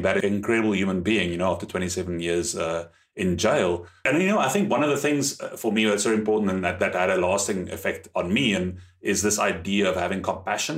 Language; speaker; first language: English; non-native, local second language; German